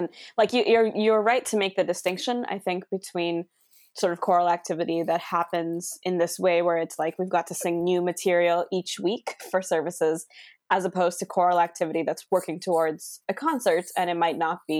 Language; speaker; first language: English; native; English